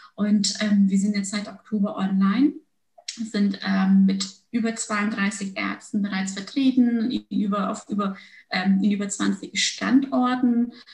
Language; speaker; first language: German; early bilingual, other home language; Turkish